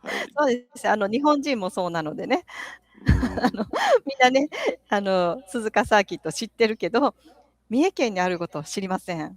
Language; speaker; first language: Japanese; native; Japanese